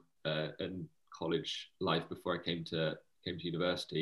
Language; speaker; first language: English; native; English